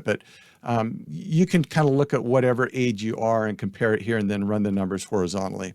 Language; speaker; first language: English; native; English